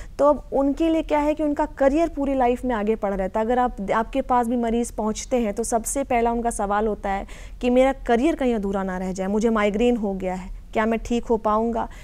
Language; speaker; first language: Hindi; native; Hindi